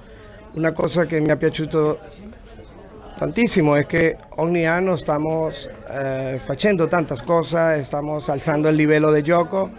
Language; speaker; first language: Italian; non-native, fluent; Spanish